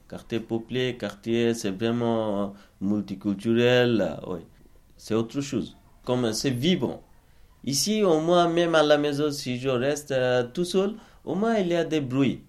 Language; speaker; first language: French; non-native, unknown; Bangla